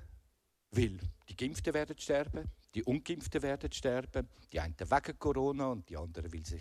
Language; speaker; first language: German; native; German